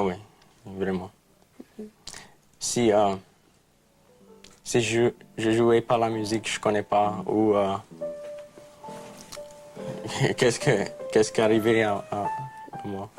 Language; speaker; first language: French; non-native, local second language; English